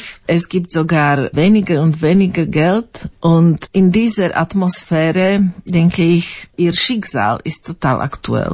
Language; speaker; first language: German; non-native, fluent; Slovak